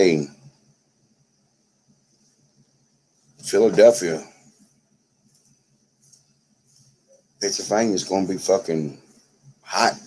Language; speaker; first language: English; native; English